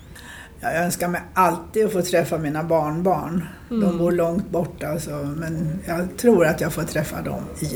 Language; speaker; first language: Swedish; native; Swedish